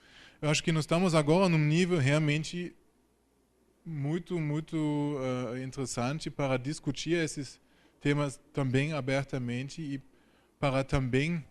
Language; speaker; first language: Portuguese; non-native, fluent; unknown